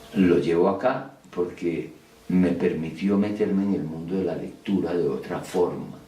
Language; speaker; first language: Spanish; early bilingual, other home language; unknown